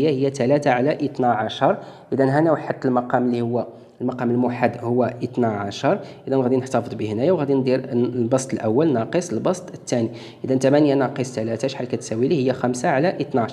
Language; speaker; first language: Arabic; native; Arabic